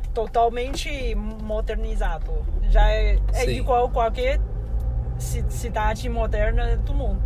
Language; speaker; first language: Portuguese; non-native, fluent; Chinese